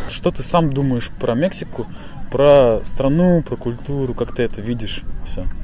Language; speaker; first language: Russian; native; Russian